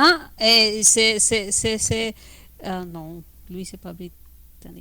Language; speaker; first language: French; non-native, fluent; Spanish